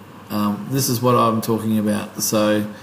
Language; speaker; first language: English; native; English